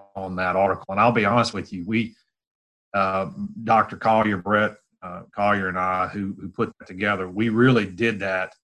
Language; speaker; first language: English; native; English